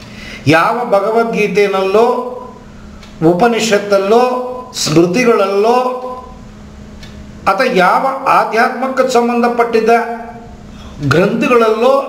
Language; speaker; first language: Kannada; native; Kannada